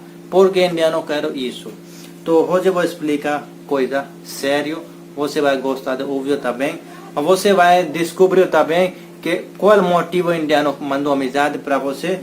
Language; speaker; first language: Portuguese; non-native, learner; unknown